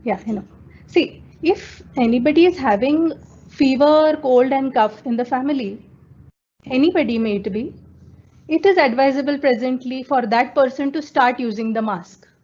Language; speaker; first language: English; non-native, local second language; Marathi